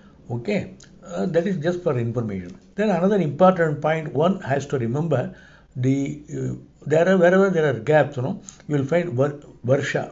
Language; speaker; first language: English; non-native, local second language; Tamil